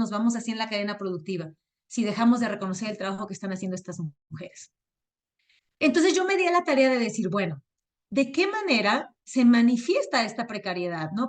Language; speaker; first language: Spanish; native; Spanish